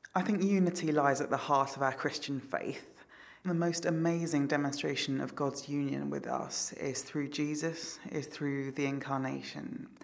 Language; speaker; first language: English; native; English